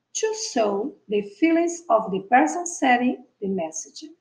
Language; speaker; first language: English; non-native, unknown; Portuguese